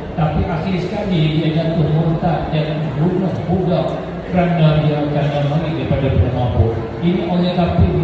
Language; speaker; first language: Malay; native; Malay